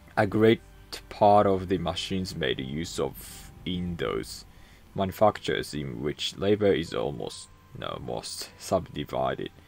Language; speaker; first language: English; non-native, fluent; Japanese